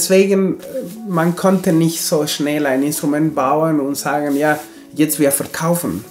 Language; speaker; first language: German; non-native, fluent; Spanish